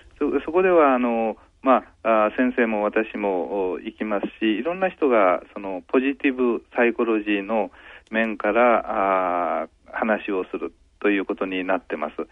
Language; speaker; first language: Japanese; native; Japanese